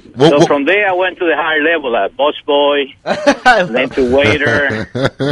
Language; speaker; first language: English; non-native, fluent; Spanish